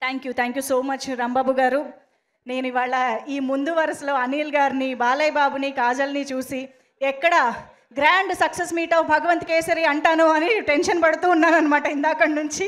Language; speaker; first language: Telugu; native; Telugu